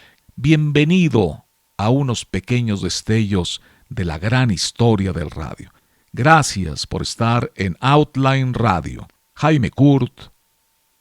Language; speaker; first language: Spanish; native; Spanish